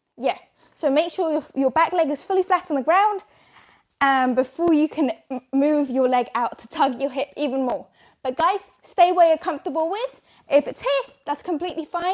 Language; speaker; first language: English; native; English